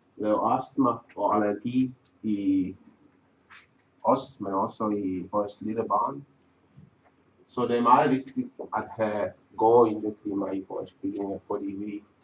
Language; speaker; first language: Danish; non-native, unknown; Czech